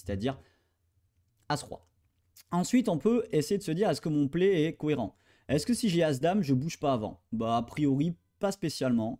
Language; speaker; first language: French; native; French